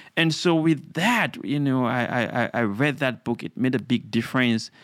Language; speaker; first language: English; non-native, local second language; Krio